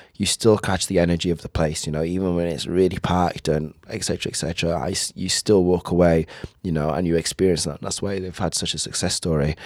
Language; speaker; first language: English; native; English